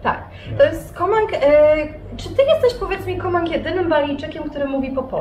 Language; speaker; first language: Polish; native; Polish